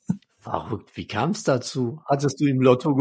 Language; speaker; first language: German; native; German